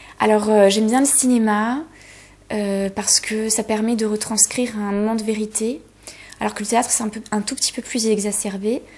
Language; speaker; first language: French; early bilingual, other home language; Polish